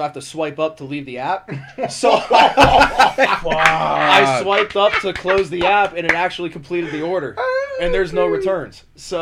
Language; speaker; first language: English; native; English